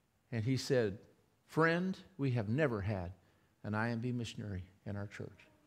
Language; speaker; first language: English; native; English